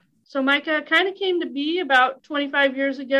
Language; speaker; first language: English; native; English